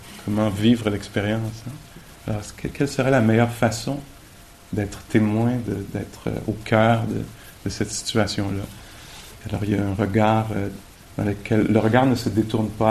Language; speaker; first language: French; native; French